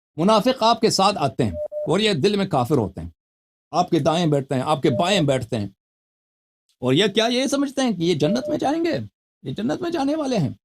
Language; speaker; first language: Urdu; non-native, fluent; Persian